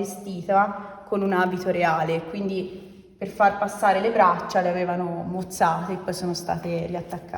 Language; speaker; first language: Italian; native; Italian